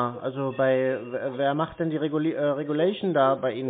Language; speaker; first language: German; native; German